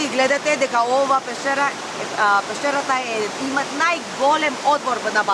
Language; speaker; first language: Macedonian; non-native, learner; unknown